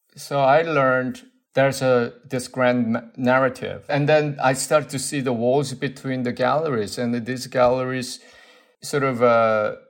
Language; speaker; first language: English; non-native, fluent; Korean